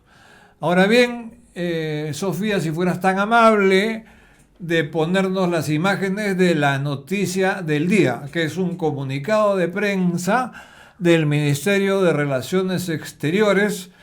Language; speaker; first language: Spanish; native; Spanish